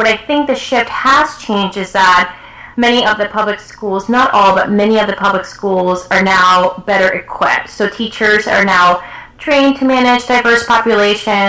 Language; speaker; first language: English; early bilingual, other home language; Spanish